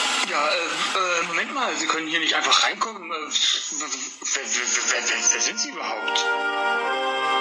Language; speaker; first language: German; native; German